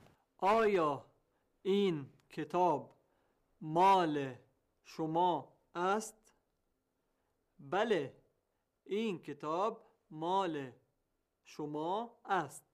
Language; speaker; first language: Persian; non-native, learner; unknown